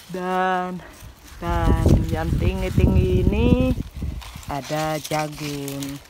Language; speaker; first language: Indonesian; non-native, fluent; Spanish